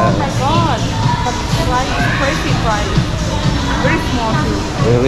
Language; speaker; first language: English; non-native, learner; Thai